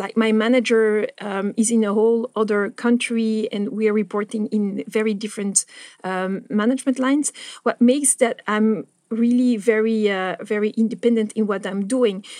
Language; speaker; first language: English; non-native, fluent; Dutch